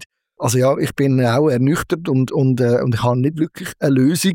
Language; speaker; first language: German; native; German